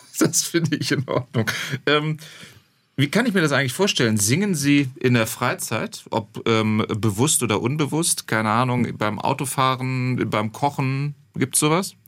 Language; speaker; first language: German; native; German